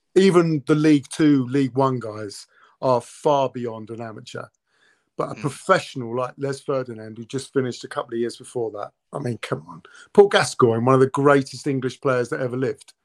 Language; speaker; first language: English; early bilingual, other home language; Italian